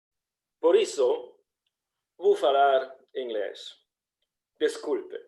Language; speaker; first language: Portuguese; non-native, learner; German